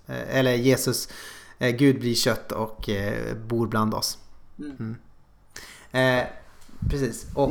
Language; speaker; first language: Swedish; native; Swedish